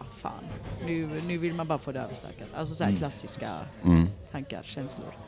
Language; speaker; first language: Swedish; native; Swedish